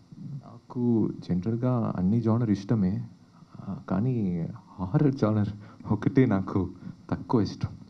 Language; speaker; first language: Telugu; non-native, local second language; Tamil